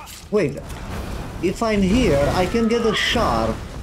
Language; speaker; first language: English; non-native, fluent; Romanian